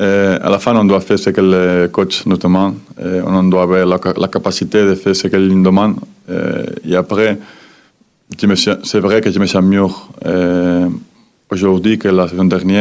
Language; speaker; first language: French; non-native, fluent; Spanish